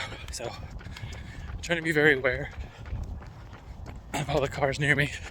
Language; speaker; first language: English; native; English